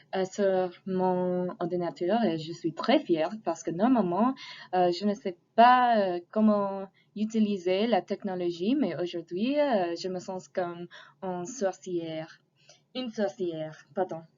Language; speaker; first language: French; non-native, fluent; English